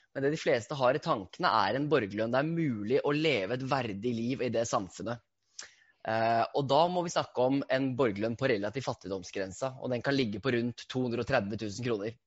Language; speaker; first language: Norwegian; native; Norwegian